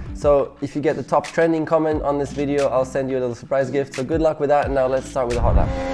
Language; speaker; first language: English; non-native, fluent; German